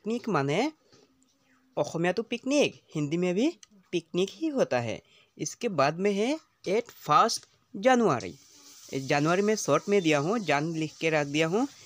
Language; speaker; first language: Hindi; non-native, local second language; Assamese